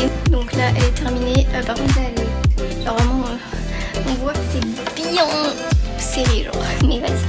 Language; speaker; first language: French; native; French